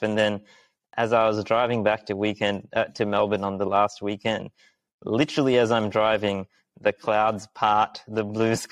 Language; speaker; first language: English; early bilingual, other home language; Sinhala